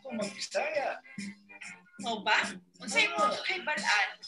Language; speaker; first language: English; non-native, local second language; Malay